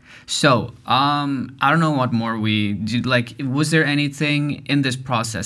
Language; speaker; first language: English; non-native, fluent; Norwegian